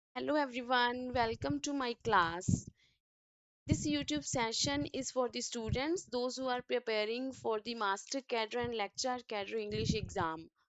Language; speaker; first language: English; non-native, local second language; Punjabi